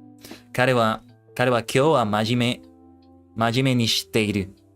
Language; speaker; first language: Japanese; non-native, learner; English